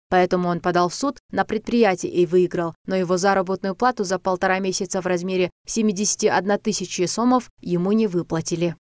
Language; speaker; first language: Russian; non-native, local second language; Kyrgyz